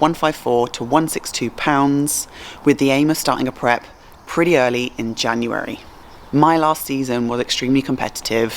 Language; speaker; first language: English; native; English